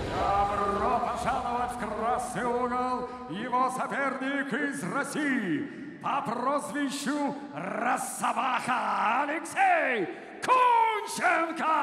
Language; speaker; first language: Russian; native; Russian